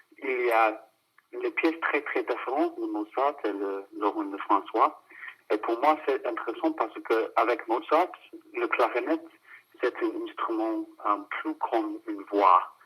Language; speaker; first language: French; non-native, fluent; English